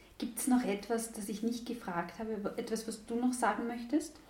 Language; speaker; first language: German; native; German